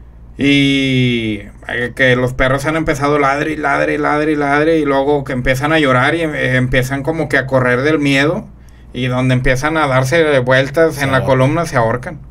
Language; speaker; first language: Spanish; native; Spanish